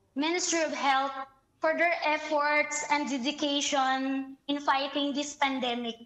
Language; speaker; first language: English; non-native, local second language; Filipino